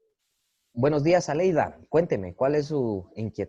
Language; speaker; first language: Spanish; native; Spanish